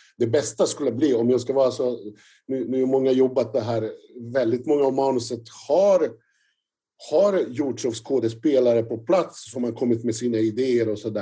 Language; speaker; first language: Swedish; non-native, fluent; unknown